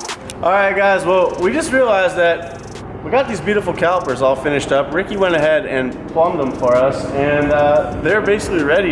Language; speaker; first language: English; native; English